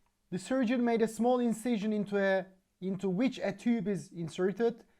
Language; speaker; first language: English; non-native, fluent; Turkish